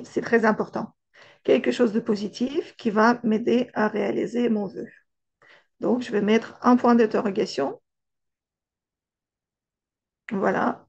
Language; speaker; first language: French; non-native, fluent; Russian